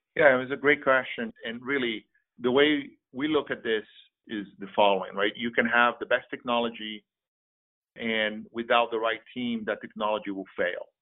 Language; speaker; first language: English; non-native, fluent; Portuguese